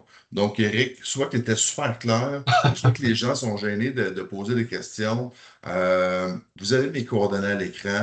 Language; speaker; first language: French; native; French